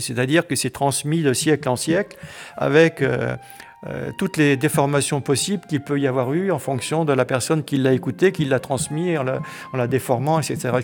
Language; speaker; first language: French; native; French